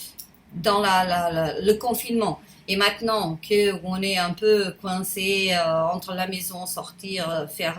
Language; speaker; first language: French; non-native, fluent; Portuguese